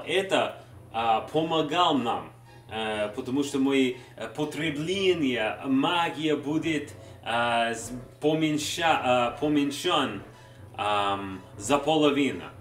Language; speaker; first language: Russian; non-native, learner; English